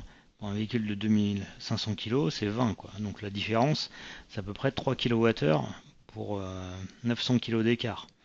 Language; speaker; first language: French; native; French